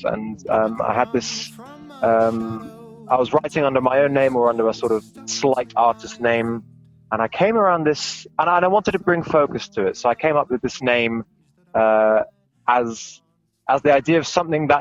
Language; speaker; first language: English; native; English